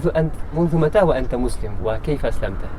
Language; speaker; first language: Arabic; non-native, fluent; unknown